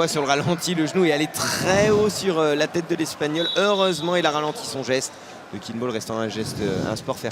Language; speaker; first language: French; native; French